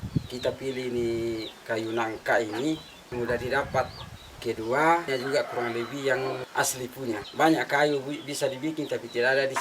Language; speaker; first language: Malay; non-native, local second language; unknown